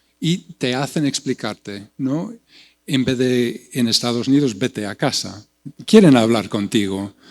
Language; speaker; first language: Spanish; non-native, fluent; English